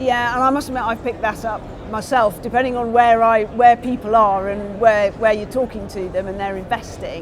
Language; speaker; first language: English; native; English